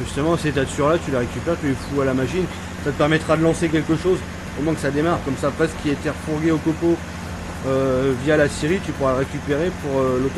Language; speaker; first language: French; native; French